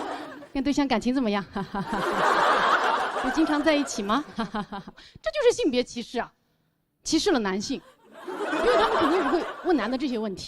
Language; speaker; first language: Chinese; native; Chinese